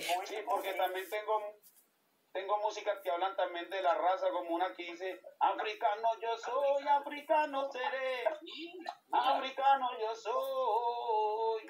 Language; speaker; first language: Spanish; native; Spanish